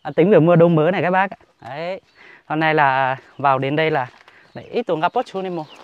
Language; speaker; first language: Vietnamese; non-native, local second language; Hmong